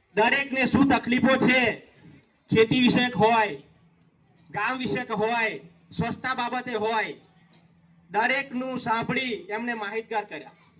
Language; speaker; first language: Gujarati; native; Gujarati